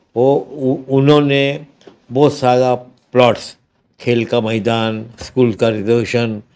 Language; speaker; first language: Hindi; non-native, local second language; Marathi